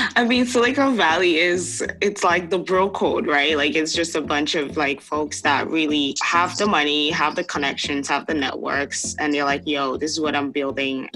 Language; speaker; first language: English; non-native, local second language; Akan